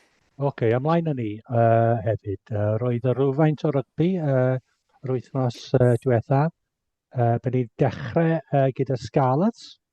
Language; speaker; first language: Welsh; native; Welsh